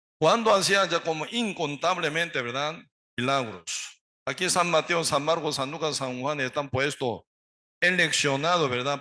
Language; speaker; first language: Spanish; non-native, learner; Korean